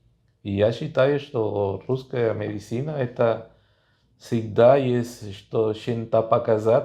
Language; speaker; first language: Russian; non-native, fluent; Spanish